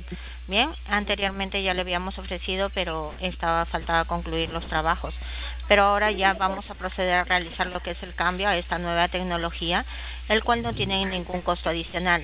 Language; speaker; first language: Spanish; native; Spanish